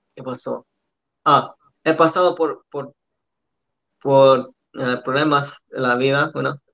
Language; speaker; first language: Spanish; early bilingual, other home language; English